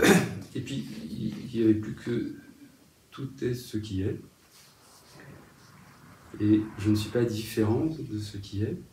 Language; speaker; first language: French; native; French